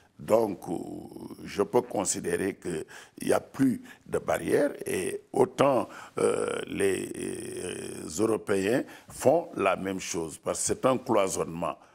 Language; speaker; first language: French; non-native, local second language; Wolof